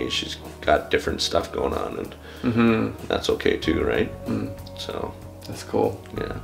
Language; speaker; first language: English; native; English